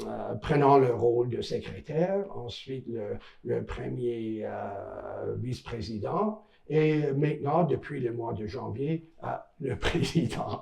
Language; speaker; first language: French; non-native, local second language; English